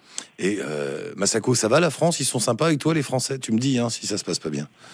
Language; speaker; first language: French; native; French